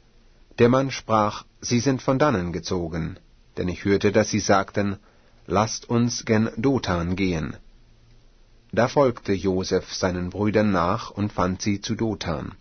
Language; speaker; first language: German; native; German